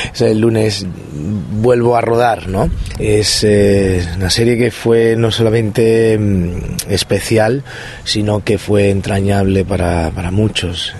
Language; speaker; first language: Spanish; native; Spanish